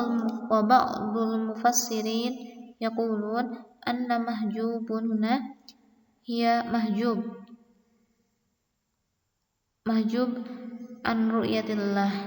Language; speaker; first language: Arabic; non-native, fluent; Indonesian